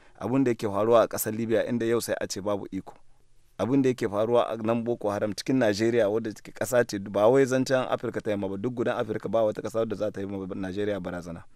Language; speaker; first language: Hausa; native; Hausa